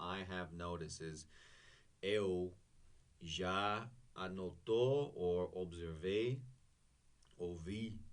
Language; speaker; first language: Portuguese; non-native, fluent; English